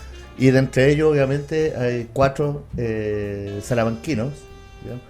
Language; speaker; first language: Spanish; native; Spanish